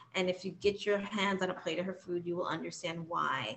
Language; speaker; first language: English; native; English